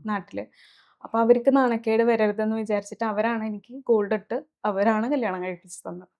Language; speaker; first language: Malayalam; early bilingual, heritage; Malayalam